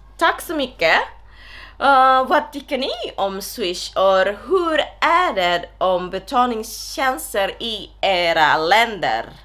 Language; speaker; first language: Swedish; non-native, learner; Indonesian